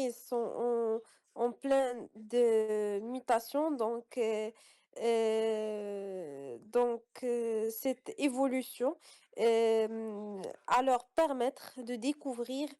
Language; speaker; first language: French; non-native, local second language; Arabic